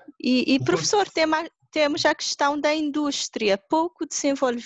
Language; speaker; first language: Portuguese; non-native, local second language; Kabuverdianu